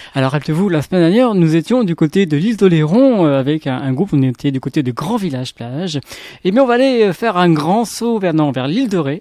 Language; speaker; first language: French; native; French